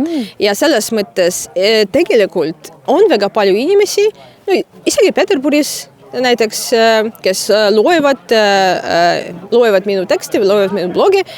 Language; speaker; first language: Estonian; non-native, fluent; Russian